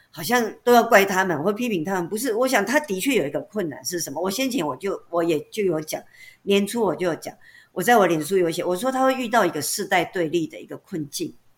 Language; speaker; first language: Chinese; native; Chinese